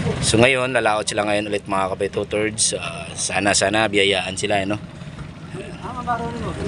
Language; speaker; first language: Filipino; non-native, local second language; Cebuano